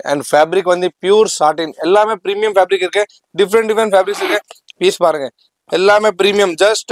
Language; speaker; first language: Tamil; non-native, local second language; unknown